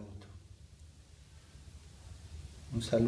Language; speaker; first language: Italian; non-native, learner; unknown